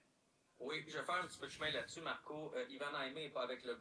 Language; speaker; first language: French; native; French